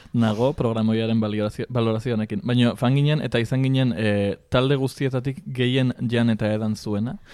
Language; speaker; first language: Basque; non-native, local second language; Spanish